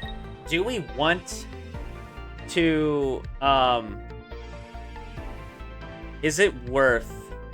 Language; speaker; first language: English; native; English